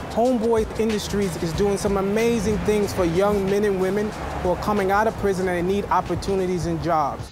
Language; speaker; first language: English; native; English